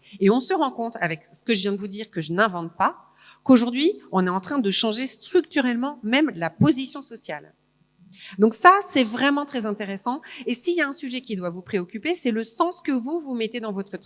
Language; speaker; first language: French; native; French